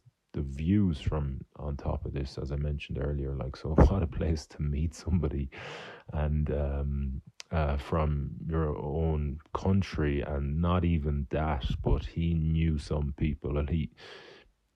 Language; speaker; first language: English; native; English